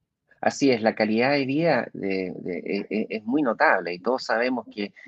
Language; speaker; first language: Spanish; native; Spanish